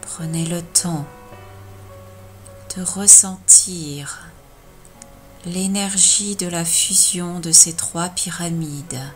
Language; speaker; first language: French; native; French